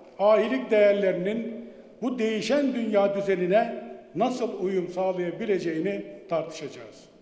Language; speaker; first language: Turkish; native; Turkish